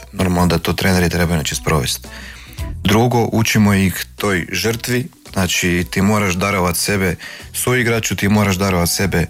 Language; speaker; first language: Croatian; native; Croatian